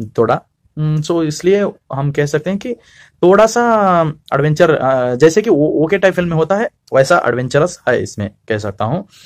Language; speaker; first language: Hindi; non-native, local second language; Kannada